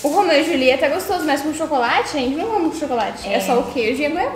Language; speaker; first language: Portuguese; native; Portuguese